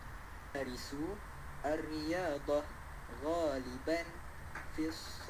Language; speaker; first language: Arabic; non-native, learner; Malay